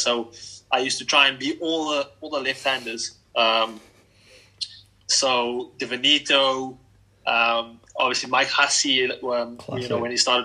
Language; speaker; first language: English; native; English